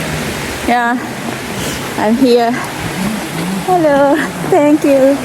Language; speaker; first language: English; non-native, learner; Filipino